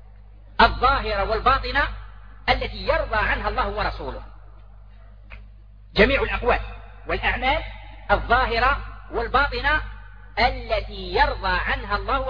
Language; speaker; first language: Arabic; native; Arabic